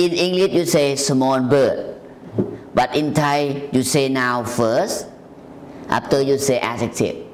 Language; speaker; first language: English; non-native, learner; Thai